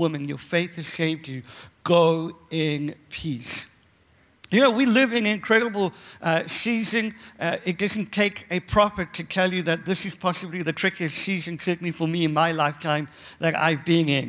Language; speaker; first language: English; native; English